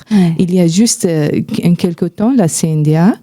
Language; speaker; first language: French; non-native, fluent; Persian